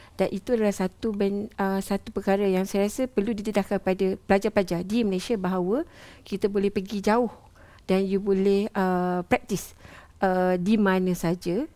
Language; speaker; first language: Malay; native; Malay